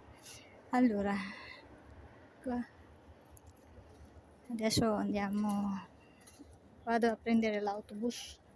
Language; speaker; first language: Italian; non-native, fluent; Cebuano